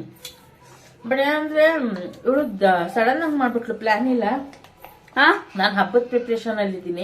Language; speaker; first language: Kannada; native; Kannada